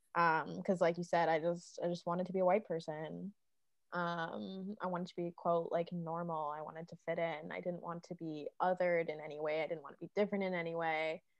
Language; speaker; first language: English; native; English